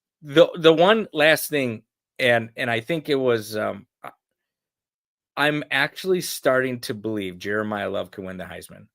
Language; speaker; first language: English; native; English